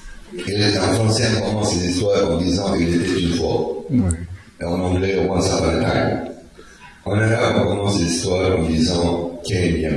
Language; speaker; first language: French; non-native, fluent; Arabic